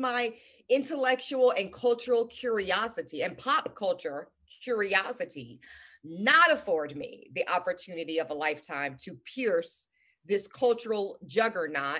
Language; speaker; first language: English; native; English